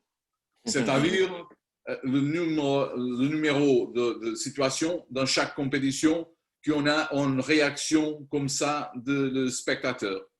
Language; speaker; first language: French; non-native, learner; Spanish